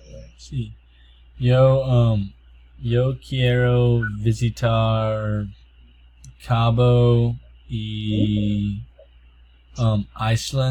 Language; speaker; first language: Spanish; non-native, learner; English